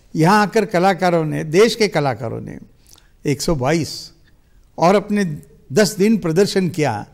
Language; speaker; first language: Hindi; non-native, local second language; Marathi